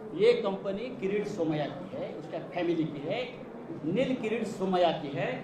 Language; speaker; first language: Hindi; non-native, local second language; Marathi